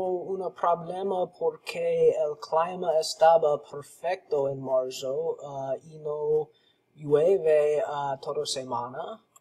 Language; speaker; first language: Spanish; non-native, learner; English